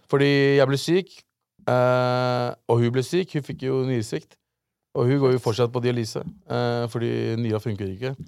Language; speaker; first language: Norwegian; early bilingual, other home language; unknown